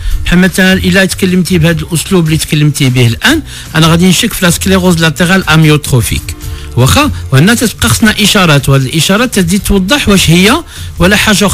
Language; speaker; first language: Arabic; native; Arabic